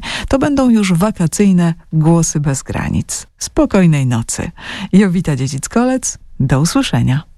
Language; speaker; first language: Polish; native; Polish